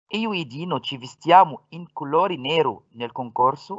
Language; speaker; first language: Italian; non-native, fluent; Arabic